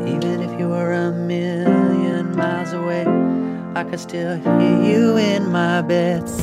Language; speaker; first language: English; native; English